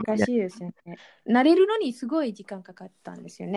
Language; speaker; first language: Japanese; non-native, fluent; Malay